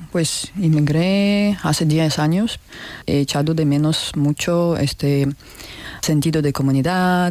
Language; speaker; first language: Spanish; non-native, learner; Russian